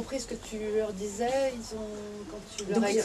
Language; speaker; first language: French; native; French